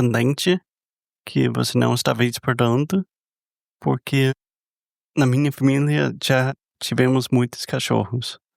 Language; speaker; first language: Portuguese; non-native, fluent; English